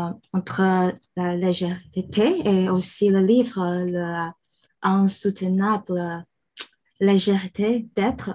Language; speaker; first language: French; non-native, fluent; Chinese